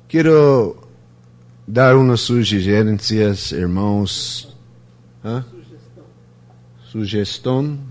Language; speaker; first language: Spanish; non-native, fluent; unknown